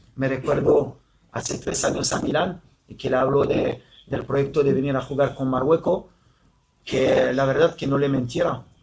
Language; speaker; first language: Spanish; non-native, fluent; French